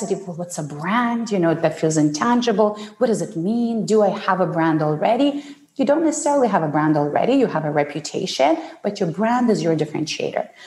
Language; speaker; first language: English; non-native, fluent; Ukrainian